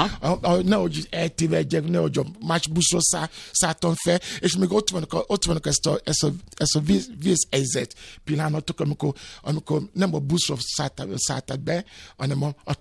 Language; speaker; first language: Hungarian; non-native, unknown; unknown